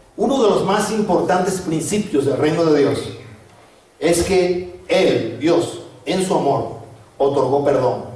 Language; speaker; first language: Spanish; native; Spanish